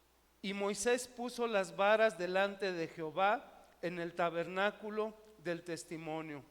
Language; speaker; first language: Spanish; native; Spanish